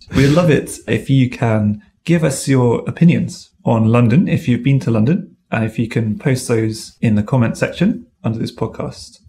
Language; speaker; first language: English; native; English